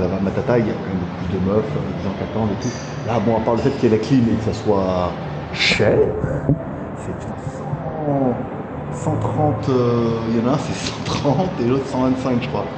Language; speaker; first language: French; native; French